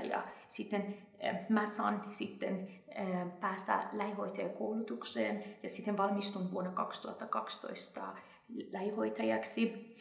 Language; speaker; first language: Finnish; non-native, fluent; Persian